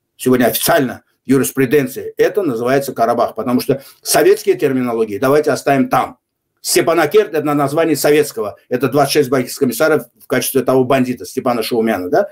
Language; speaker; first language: Russian; non-native, local second language; Azerbaijani